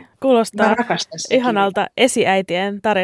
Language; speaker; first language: Finnish; native; Finnish